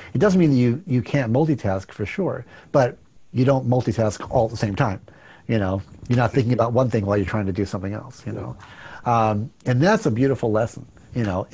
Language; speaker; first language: English; native; English